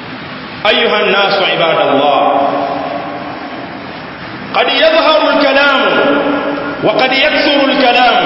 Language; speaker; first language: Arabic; non-native, fluent; Swahili